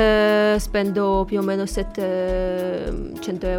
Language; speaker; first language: Italian; non-native, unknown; Russian